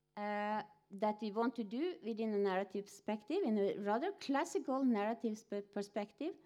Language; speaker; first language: English; non-native, fluent; Norwegian